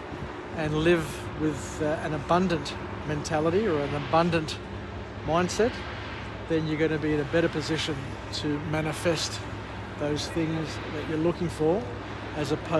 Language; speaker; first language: English; native; English